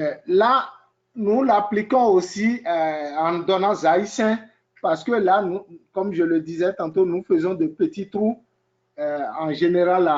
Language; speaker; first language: French; native; French